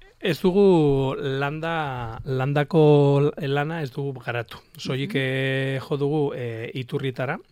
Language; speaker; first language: Basque; non-native, local second language; Spanish